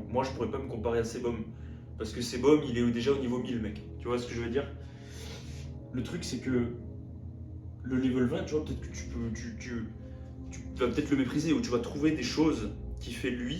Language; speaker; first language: French; native; French